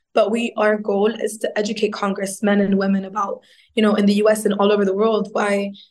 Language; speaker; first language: English; non-native, fluent; Arabic